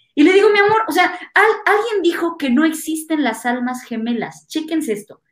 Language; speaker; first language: Spanish; native; Spanish